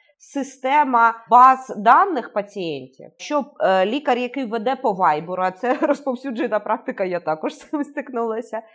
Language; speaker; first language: Ukrainian; native; Ukrainian